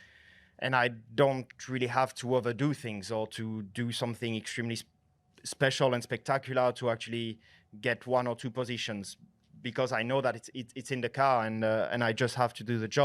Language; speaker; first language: English; non-native, fluent; French